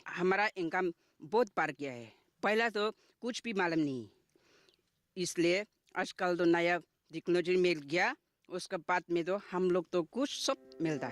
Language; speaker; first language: Hindi; non-native, local second language; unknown